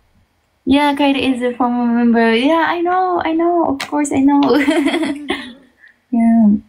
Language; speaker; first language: English; non-native, fluent; Japanese